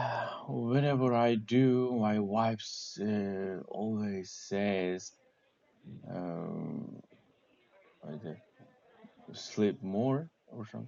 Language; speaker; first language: English; non-native, learner; Korean